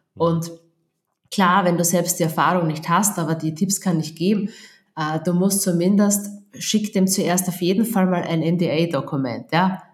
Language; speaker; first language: German; native; German